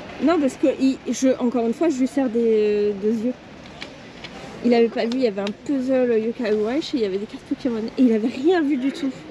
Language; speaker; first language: French; native; French